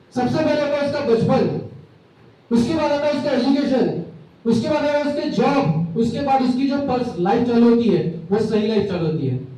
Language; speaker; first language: Hindi; native; Hindi